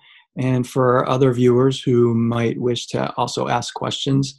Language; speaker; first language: English; native; English